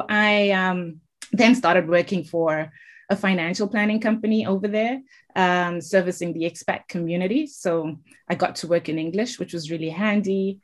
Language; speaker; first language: English; non-native, local second language; Shona